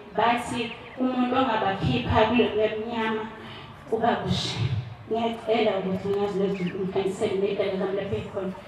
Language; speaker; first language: Zulu; native; Zulu